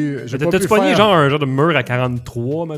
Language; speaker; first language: French; native; French